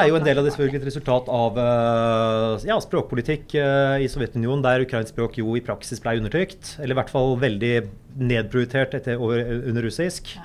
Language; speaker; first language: Norwegian; native; Norwegian